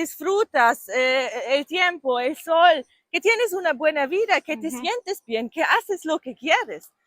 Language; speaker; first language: Spanish; non-native, fluent; German